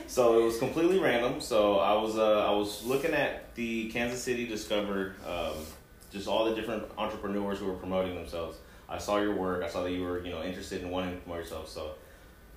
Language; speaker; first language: English; early bilingual, other home language; Spanish